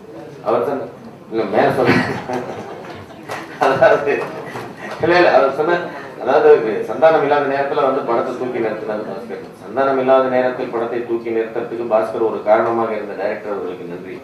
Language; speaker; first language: Tamil; native; Tamil